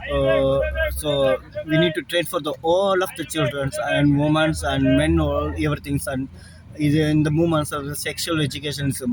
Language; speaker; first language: English; non-native, local second language; Tamil